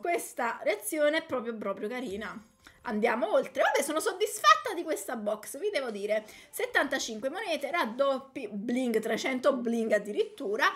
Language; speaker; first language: Italian; native; Italian